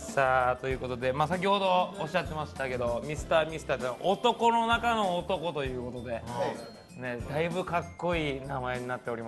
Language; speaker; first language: Japanese; native; Japanese